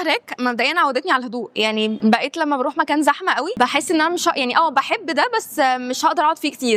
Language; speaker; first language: Arabic; native; Arabic